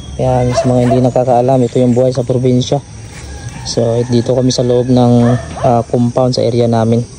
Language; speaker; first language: Filipino; non-native, local second language; Cebuano